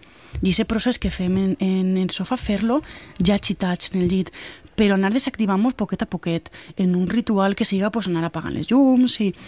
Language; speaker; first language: Catalan; native; Catalan